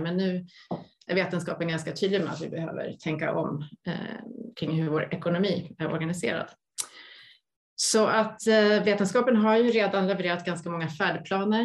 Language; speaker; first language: Swedish; native; Swedish